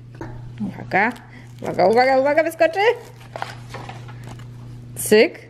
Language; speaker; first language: Polish; native; Polish